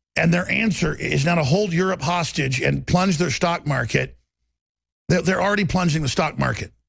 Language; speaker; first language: English; native; English